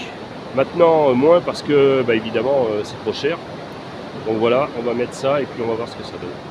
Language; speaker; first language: French; native; French